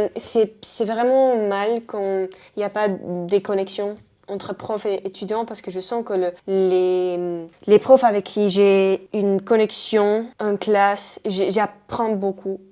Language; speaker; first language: French; non-native, fluent; Spanish